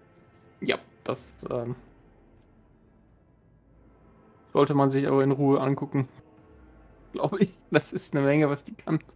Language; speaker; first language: German; native; German